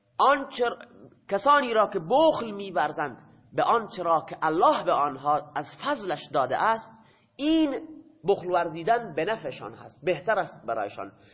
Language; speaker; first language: Persian; non-native, local second language; Baluchi